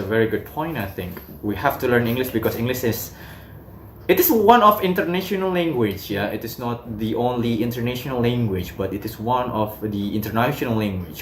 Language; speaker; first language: English; non-native, fluent; Indonesian